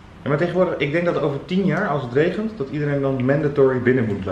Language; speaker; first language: Dutch; native; Dutch